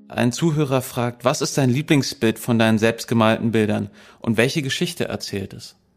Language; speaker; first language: German; native; German